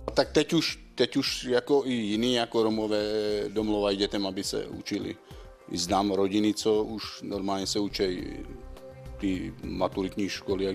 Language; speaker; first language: Czech; non-native, local second language; Romany